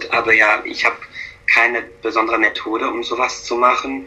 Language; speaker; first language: German; non-native, fluent; English